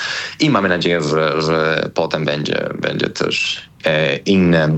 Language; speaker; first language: Polish; non-native, learner; Spanish